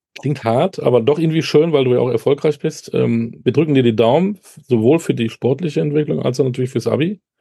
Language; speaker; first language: German; native; German